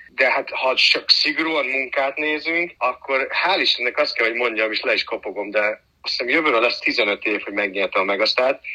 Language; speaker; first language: Hungarian; early bilingual, heritage; Hungarian